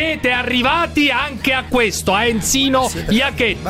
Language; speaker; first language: Italian; native; Italian